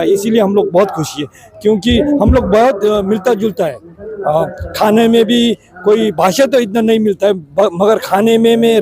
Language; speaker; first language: Hindi; non-native, fluent; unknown